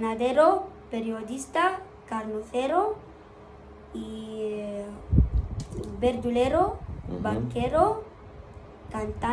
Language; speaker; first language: Spanish; non-native, learner; Arabic